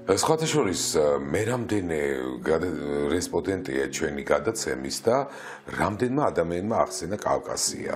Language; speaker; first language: Georgian; native; Georgian